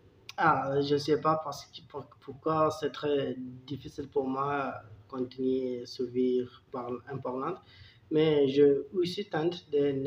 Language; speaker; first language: French; non-native, learner; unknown